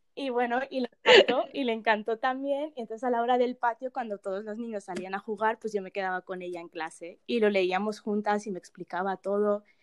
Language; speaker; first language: Spanish; early bilingual, other home language; Arabic